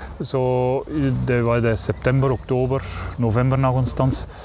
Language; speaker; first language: Swedish; non-native, learner; Dutch